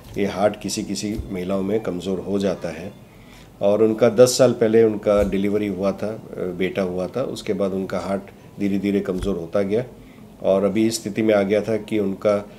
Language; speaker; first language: Hindi; non-native, local second language; Gujarati